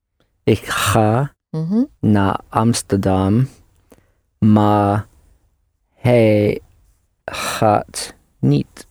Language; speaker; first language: Dutch; non-native, learner; English